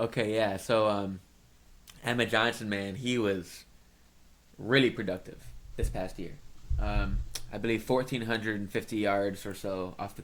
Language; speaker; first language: English; native; English